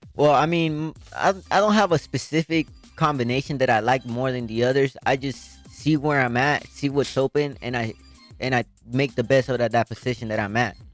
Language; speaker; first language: English; early bilingual, other home language; Spanish